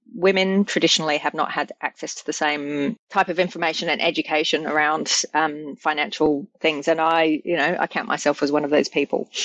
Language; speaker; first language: English; native; English